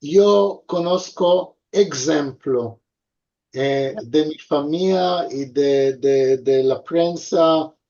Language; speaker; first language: Spanish; early bilingual, heritage; Ladino